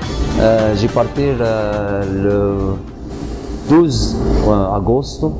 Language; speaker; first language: French; non-native, learner; Arabic